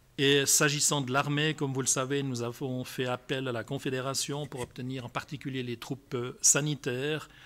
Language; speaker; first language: French; native; French